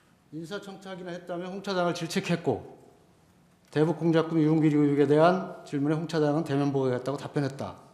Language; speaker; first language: Korean; native; Korean